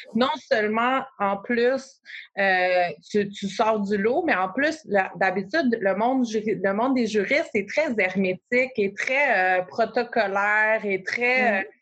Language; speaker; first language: French; native; French